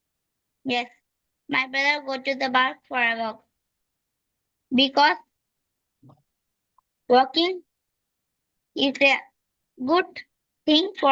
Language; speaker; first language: English; non-native, learner; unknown